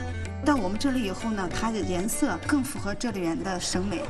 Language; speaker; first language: Chinese; native; Chinese